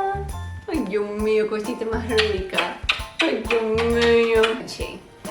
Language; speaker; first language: Spanish; non-native, learner; English